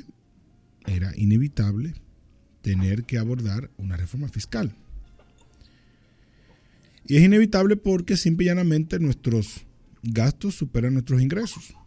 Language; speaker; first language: Spanish; native; Spanish